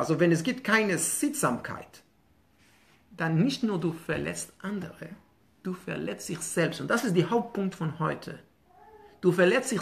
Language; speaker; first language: German; non-native, fluent; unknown